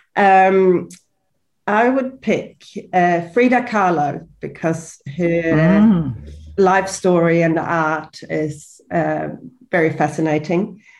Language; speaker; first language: English; non-native, fluent; Swedish